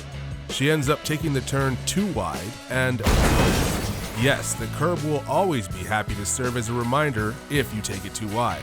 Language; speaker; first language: English; native; English